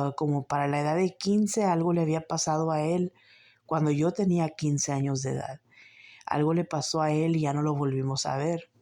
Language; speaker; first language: Spanish; early bilingual, heritage; Spanish